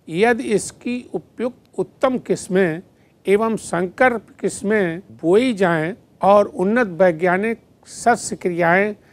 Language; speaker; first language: Hindi; native; Hindi